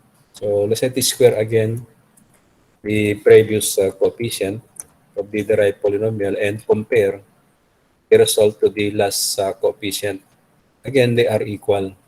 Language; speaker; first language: English; non-native, local second language; Filipino